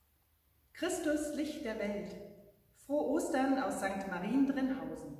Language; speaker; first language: German; native; German